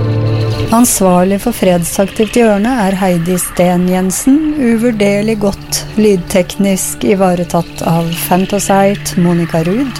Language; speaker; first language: Norwegian; native; Norwegian